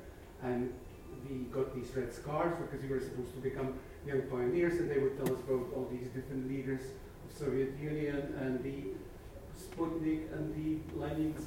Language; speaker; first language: English; non-native, fluent; Czech